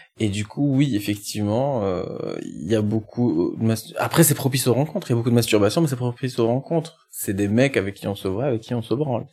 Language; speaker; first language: French; non-native, local second language; Arabic